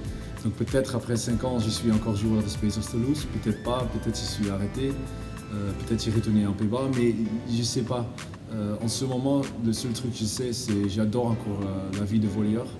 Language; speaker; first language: French; non-native, learner; Dutch